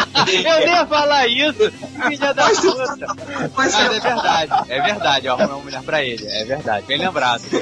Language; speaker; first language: Portuguese; native; Portuguese